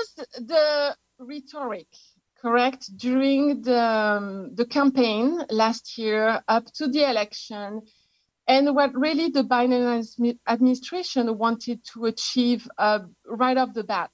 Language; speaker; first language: English; non-native, fluent; French